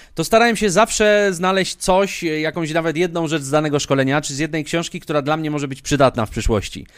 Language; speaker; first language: Polish; native; Polish